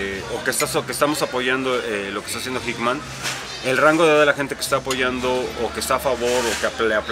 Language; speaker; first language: Spanish; native; Spanish